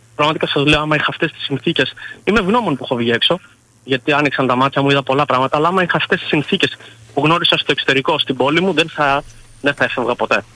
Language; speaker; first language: Greek; native; Greek